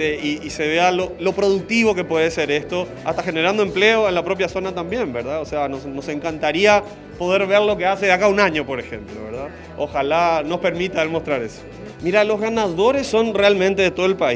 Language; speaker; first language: Spanish; native; Spanish